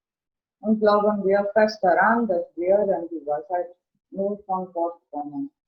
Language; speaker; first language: German; non-native, learner; Indonesian